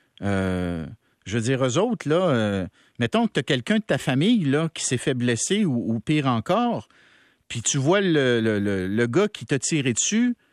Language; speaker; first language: French; native; French